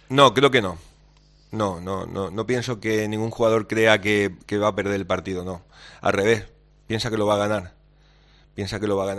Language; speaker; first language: Spanish; native; Spanish